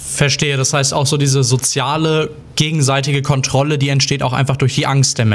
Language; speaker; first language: German; native; German